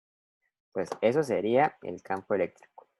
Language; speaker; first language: Spanish; native; Spanish